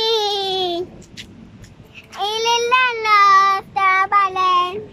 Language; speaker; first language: French; native; French